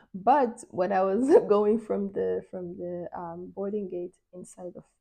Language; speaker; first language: English; non-native, local second language; Yoruba